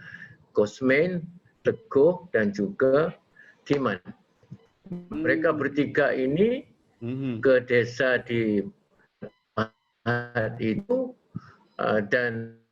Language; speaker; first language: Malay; non-native, local second language; Javanese